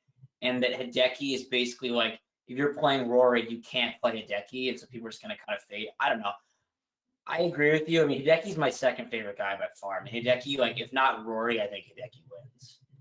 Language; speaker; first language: English; native; English